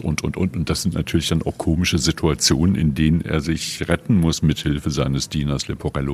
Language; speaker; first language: German; native; German